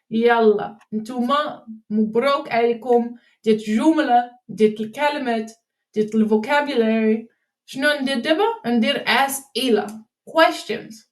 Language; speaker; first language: Arabic; non-native, learner; English